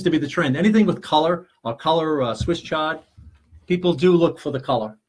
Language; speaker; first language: English; native; English